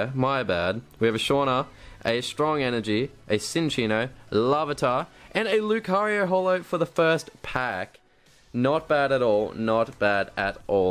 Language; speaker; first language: English; native; English